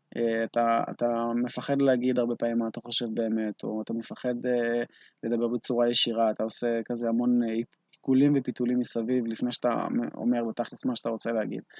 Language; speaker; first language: Hebrew; native; Hebrew